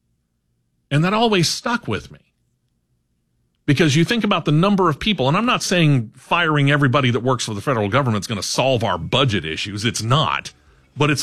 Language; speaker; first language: English; native; English